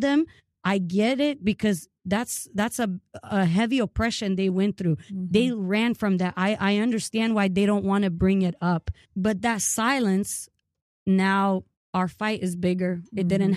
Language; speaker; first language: English; early bilingual, other home language; Ukrainian